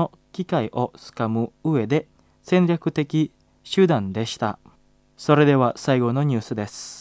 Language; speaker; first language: Japanese; non-native, fluent; Indonesian